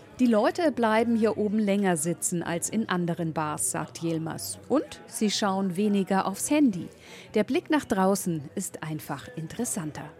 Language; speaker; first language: German; native; German